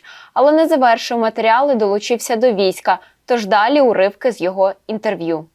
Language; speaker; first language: Ukrainian; native; Ukrainian